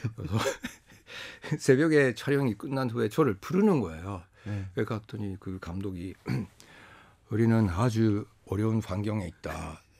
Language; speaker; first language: Korean; non-native, fluent; Japanese